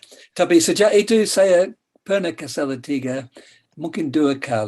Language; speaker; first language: Indonesian; non-native, fluent; English